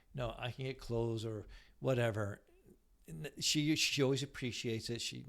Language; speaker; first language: English; native; English